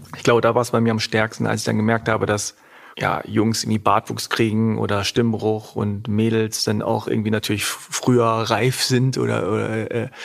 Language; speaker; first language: German; native; German